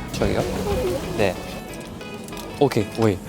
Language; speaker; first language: Korean; non-native, learner; French